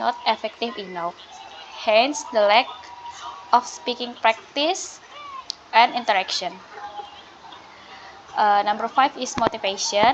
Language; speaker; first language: English; non-native, learner; Indonesian